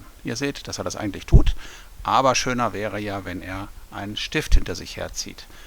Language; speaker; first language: German; native; German